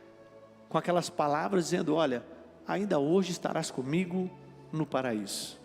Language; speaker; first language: Portuguese; native; Portuguese